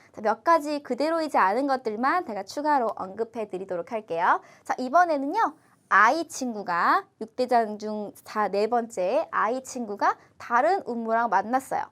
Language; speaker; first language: Korean; native; Korean